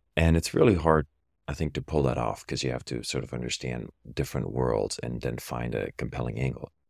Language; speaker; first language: English; non-native, fluent; German